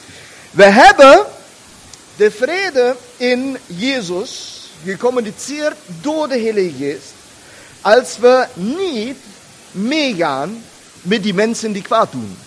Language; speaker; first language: German; non-native, learner; Dutch